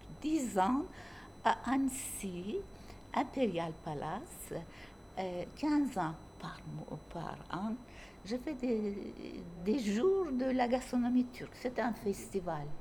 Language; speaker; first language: French; non-native, fluent; Turkish